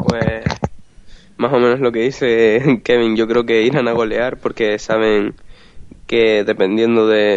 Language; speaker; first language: Spanish; native; Spanish